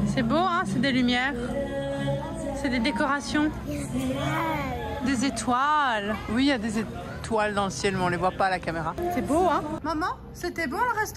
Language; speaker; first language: French; native; French